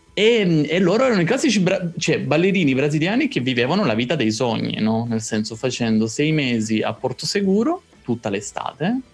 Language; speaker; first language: Italian; native; Italian